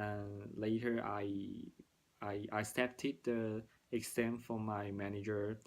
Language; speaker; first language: English; non-native, learner; Cantonese